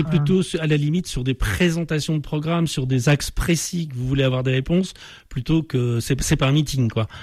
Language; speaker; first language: French; native; French